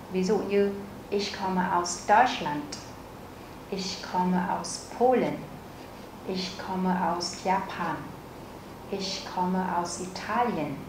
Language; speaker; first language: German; non-native, fluent; Vietnamese